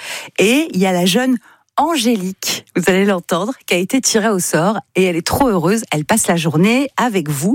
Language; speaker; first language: French; native; French